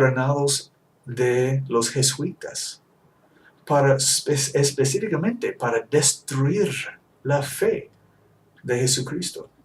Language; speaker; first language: Spanish; non-native, fluent; English